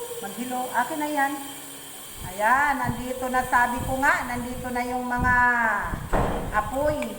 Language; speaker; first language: Filipino; native; Filipino